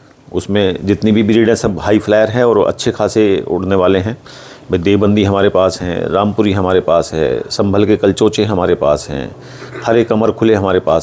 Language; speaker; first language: Hindi; native; Hindi